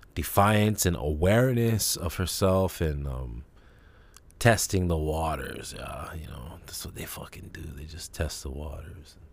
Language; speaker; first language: English; native; English